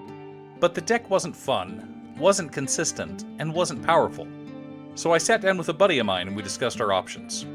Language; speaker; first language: English; native; English